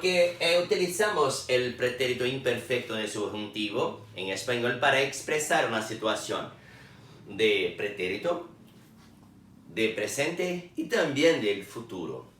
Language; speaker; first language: Spanish; non-native, fluent; Portuguese